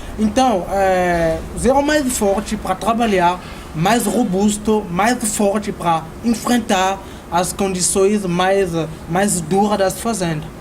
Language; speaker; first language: Portuguese; non-native, fluent; Kongo